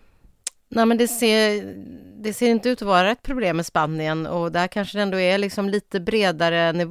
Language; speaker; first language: Swedish; native; Swedish